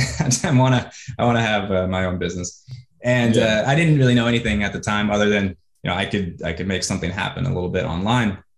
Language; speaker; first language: English; native; English